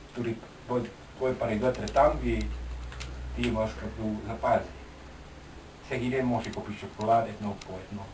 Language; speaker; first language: Bulgarian; non-native, learner; Finnish